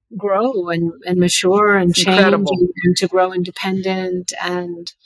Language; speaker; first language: English; early bilingual, other home language; Bangla